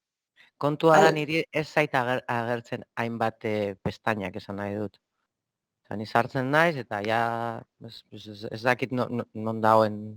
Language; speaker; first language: Basque; non-native, local second language; Spanish